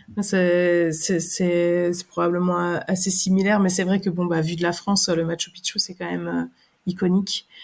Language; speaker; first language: French; native; French